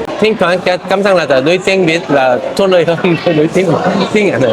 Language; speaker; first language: Vietnamese; non-native, learner; Korean